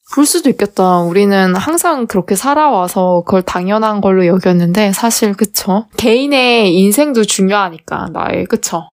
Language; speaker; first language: Korean; native; Korean